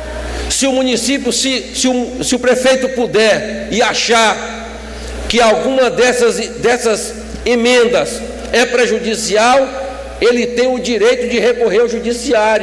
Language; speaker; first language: Portuguese; native; Portuguese